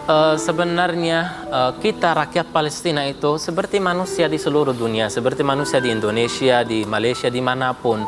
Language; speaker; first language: Indonesian; non-native, fluent; Arabic